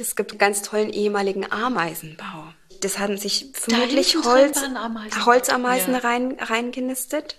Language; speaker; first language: German; native; German